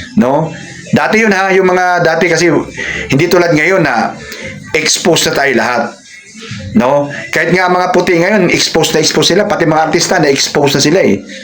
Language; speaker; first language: Filipino; native; Filipino